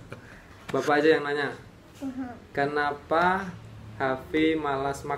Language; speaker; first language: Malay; non-native, local second language; Javanese